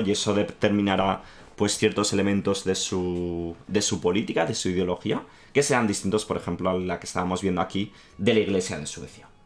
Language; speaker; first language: Spanish; native; Spanish